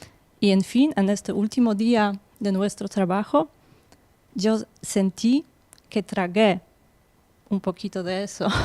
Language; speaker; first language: Spanish; non-native, fluent; Polish